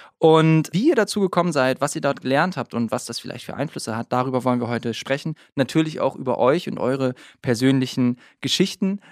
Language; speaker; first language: German; native; German